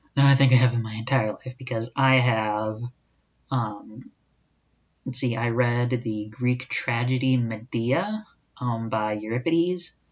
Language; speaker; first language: English; native; English